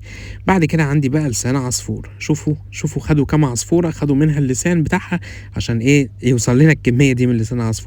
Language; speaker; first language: Arabic; native; Arabic